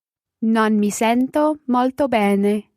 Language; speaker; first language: Italian; non-native, learner; English